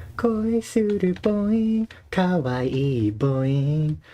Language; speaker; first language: Japanese; non-native, learner; English